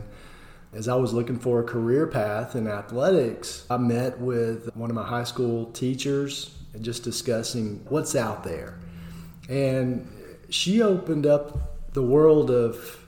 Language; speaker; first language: English; native; English